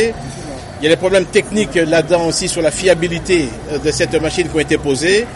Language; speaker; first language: French; non-native, local second language; Lingala